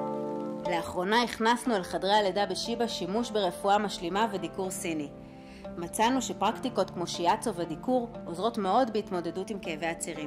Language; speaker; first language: Hebrew; native; Hebrew